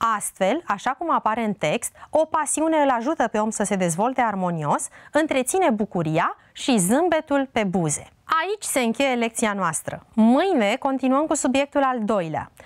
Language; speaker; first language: Romanian; native; Romanian